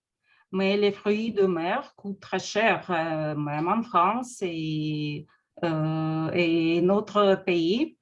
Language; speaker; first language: French; non-native, learner; Russian